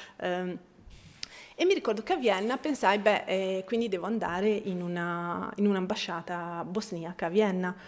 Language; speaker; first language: Italian; non-native, fluent; Bosnian